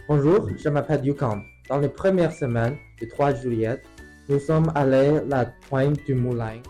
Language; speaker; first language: French; non-native, learner; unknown